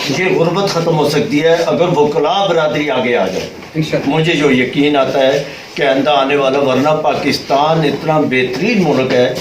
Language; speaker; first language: Urdu; non-native, local second language; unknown